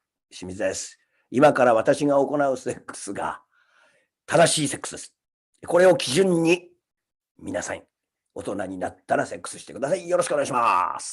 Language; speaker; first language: Japanese; native; Japanese